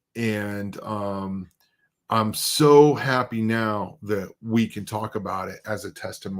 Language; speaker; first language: English; native; English